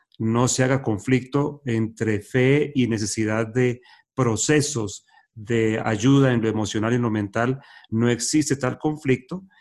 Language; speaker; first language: Spanish; native; Spanish